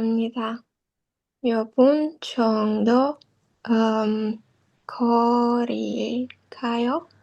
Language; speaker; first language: Korean; non-native, learner; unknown